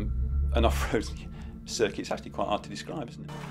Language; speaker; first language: English; native; English